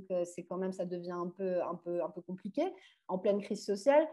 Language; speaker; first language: French; native; French